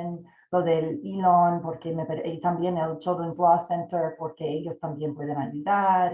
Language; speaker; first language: Spanish; non-native, fluent; English